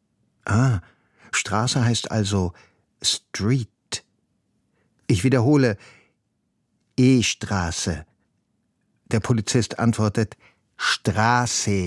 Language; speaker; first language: German; non-native, fluent; Persian